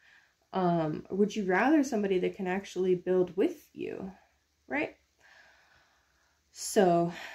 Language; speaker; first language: English; native; English